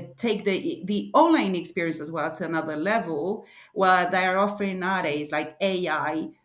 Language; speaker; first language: English; non-native, fluent; Spanish